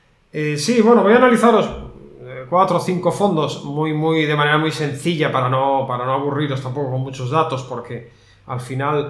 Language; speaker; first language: Spanish; native; Spanish